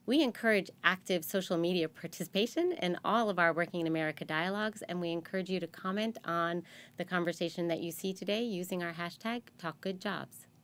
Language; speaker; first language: English; native; English